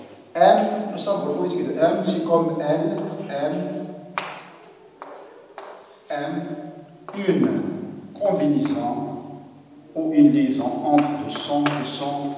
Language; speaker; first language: French; non-native, local second language; Arabic